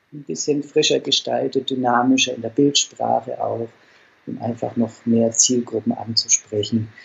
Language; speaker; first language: German; native; German